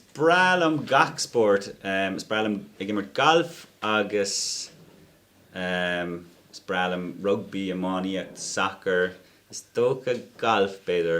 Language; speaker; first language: Irish; non-native, local second language; English